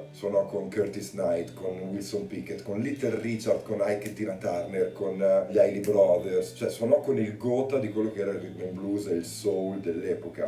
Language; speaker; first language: Italian; native; Italian